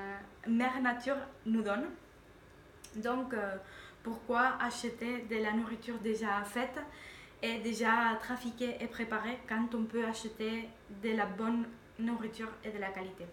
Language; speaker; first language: French; non-native, fluent; Spanish